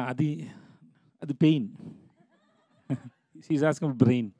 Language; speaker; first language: Telugu; non-native, learner; Tamil